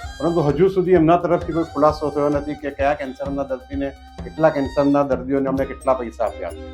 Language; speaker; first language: Gujarati; native; Gujarati